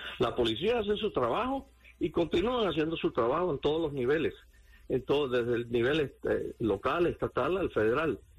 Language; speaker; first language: Spanish; early bilingual, heritage; Spanish